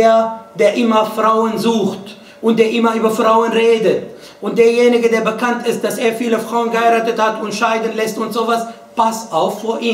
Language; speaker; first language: German; non-native, fluent; Arabic